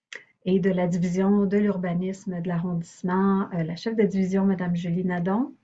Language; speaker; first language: French; native; French